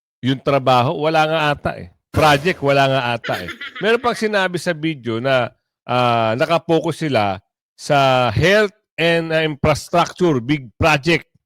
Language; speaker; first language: Filipino; non-native, local second language; Cebuano